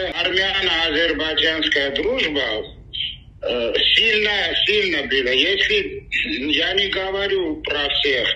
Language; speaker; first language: Russian; non-native, local second language; Armenian